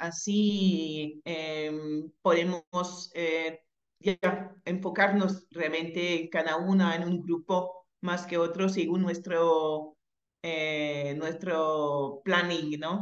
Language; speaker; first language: Spanish; non-native, fluent; French